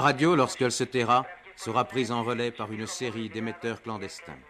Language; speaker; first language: French; native; French